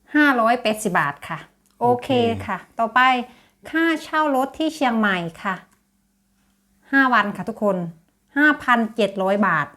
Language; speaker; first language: Thai; native; Thai